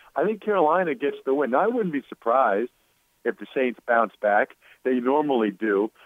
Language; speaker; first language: English; native; English